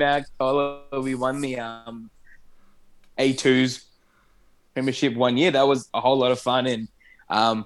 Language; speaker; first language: English; non-native, local second language; Arabic